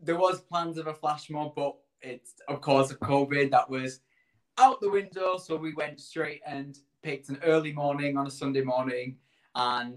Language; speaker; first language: English; native; English